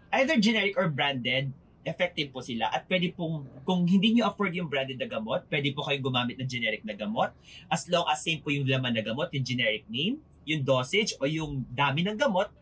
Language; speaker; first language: Filipino; native; Filipino